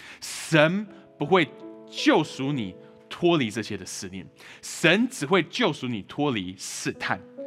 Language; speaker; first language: Chinese; early bilingual, heritage; Chinese